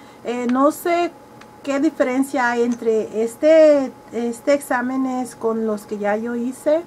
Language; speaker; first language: Spanish; early bilingual, heritage; Spanish